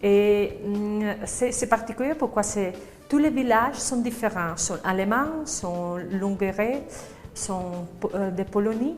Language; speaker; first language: French; non-native, learner; Slovak